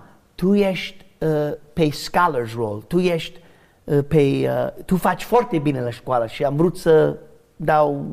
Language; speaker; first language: Romanian; non-native, learner; English